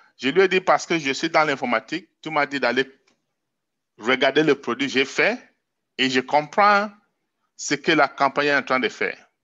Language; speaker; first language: French; non-native, local second language; English